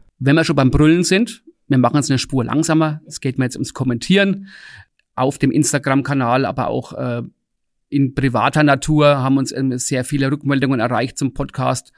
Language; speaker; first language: German; native; German